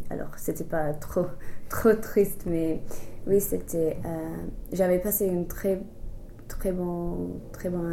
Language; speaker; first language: French; non-native, fluent; English